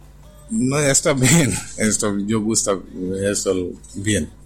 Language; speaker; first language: Spanish; non-native, learner; Bangla